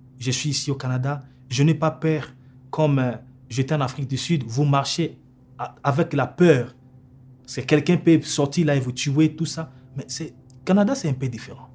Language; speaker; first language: French; non-native, local second language; Lingala